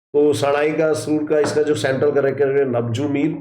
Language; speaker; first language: Hindi; non-native, local second language; Gujarati